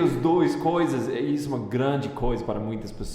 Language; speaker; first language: Portuguese; non-native, fluent; English